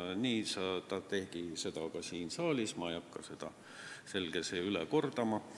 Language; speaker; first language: Estonian; non-native, local second language; Russian